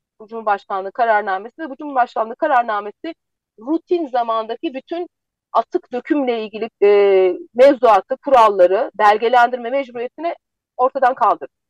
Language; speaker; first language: Turkish; native; Turkish